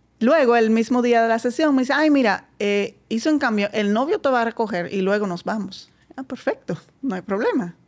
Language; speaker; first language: Spanish; non-native, fluent; Dutch